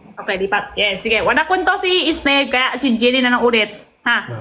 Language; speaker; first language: Filipino; non-native, local second language; Cebuano